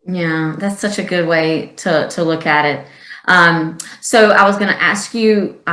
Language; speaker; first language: English; native; English